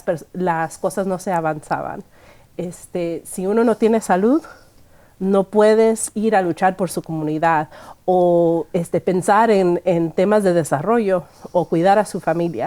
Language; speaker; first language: Spanish; early bilingual, heritage; Spanish